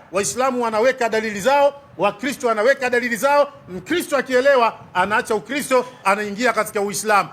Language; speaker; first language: Swahili; native; Swahili